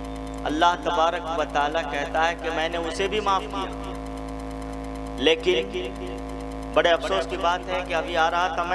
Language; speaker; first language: Urdu; native; Urdu